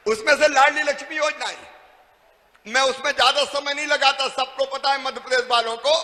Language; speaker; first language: Hindi; native; Hindi